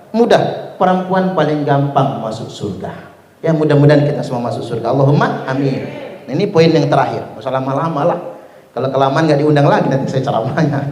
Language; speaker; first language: Indonesian; non-native, local second language; Malay